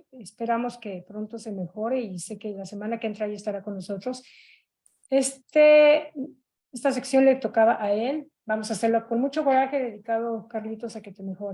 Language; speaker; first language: Spanish; native; Spanish